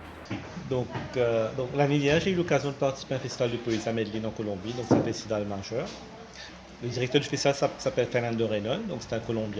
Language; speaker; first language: French; non-native, local second language; Morisyen